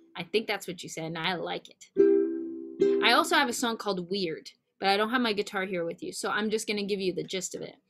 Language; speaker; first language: English; native; English